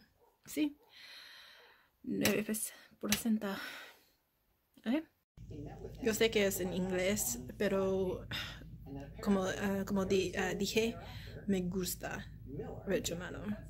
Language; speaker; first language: Spanish; non-native, learner; English